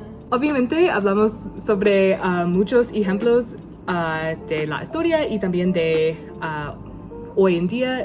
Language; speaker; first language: Spanish; non-native, learner; English